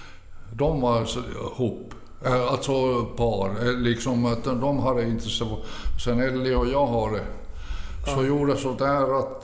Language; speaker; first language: Swedish; early bilingual, other home language; Finnish